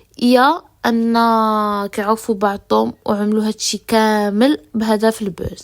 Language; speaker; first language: Arabic; native; Arabic